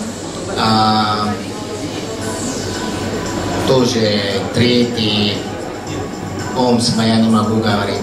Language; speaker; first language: Russian; non-native, learner; Italian